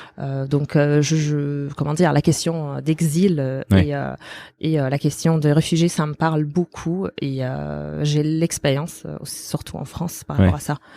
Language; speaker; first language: French; non-native, fluent; Arabic